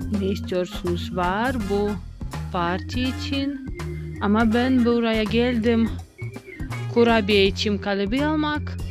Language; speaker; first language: Turkish; non-native, learner; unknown